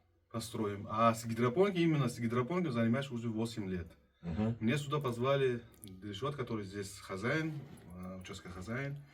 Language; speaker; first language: Russian; non-native, fluent; Uzbek